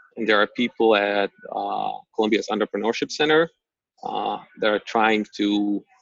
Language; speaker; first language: English; non-native, fluent; Slovak